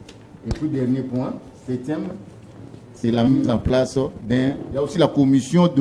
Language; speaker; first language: French; non-native, local second language; Lingala